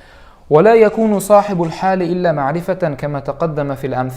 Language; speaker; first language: Arabic; non-native, fluent; Uzbek